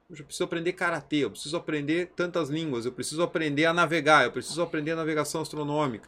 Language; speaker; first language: Portuguese; native; Portuguese